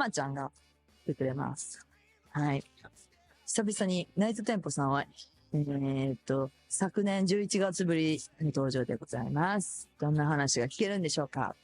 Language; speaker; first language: Japanese; native; Japanese